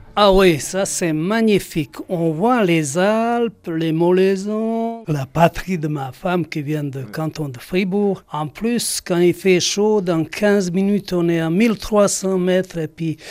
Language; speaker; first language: French; non-native, fluent; Bosnian